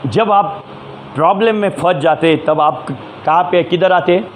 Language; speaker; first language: Hindi; non-native, local second language; Marathi